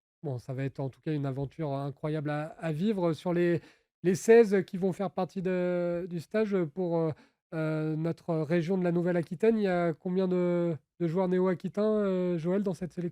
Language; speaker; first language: French; native; French